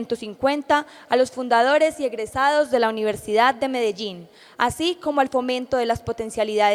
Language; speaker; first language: Spanish; native; Spanish